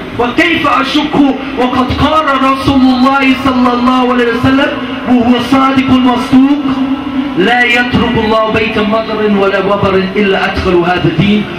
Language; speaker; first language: Arabic; non-native, fluent; German